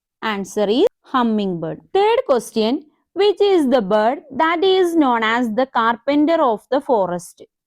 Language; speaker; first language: English; non-native, local second language; Malayalam